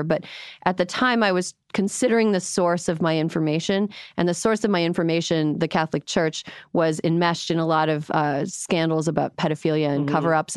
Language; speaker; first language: English; native; English